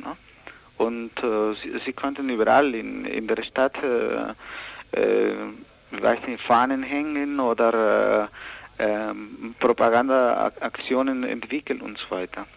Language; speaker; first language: German; non-native, learner; Spanish